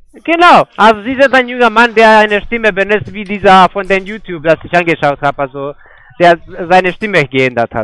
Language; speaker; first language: German; non-native, fluent; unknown